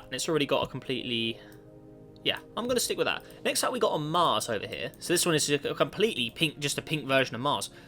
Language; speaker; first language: English; native; English